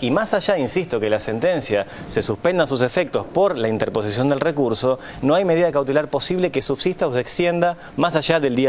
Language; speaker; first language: Spanish; native; Spanish